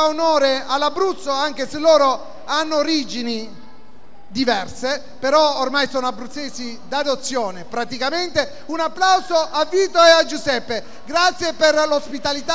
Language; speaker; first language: Italian; native; Italian